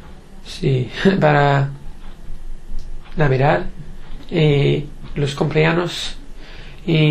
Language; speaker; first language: Spanish; non-native, learner; English